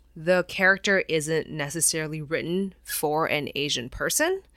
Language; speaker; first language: English; non-native, fluent; Chinese